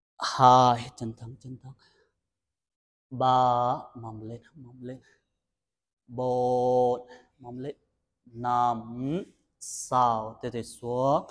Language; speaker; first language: Vietnamese; non-native, learner; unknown